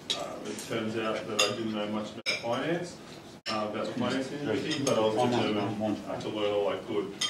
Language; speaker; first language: English; native; English